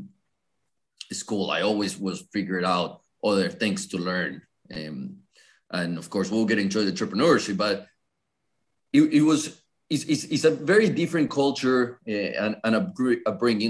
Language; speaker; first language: English; non-native, fluent; Spanish